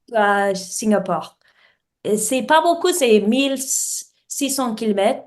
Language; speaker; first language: French; non-native, learner; English